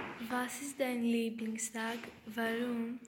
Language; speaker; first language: German; non-native, learner; Greek